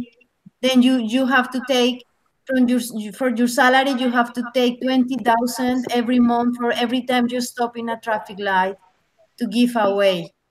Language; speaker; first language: English; non-native, learner; Spanish